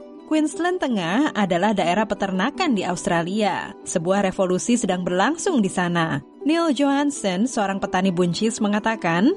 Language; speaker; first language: Indonesian; native; Indonesian